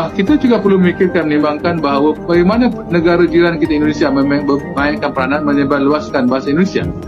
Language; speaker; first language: Malay; native; Malay